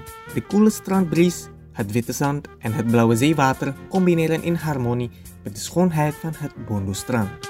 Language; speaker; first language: Dutch; non-native, fluent; Indonesian